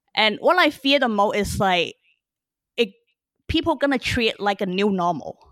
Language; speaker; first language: English; early bilingual, other home language; Chinese